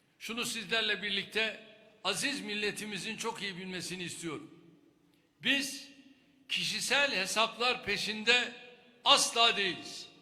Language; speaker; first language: Turkish; native; Turkish